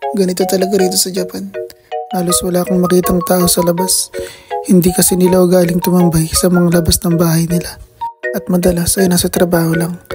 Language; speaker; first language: Filipino; native; Filipino